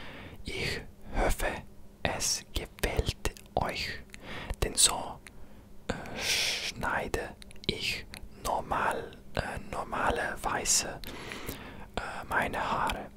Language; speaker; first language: German; non-native, learner; English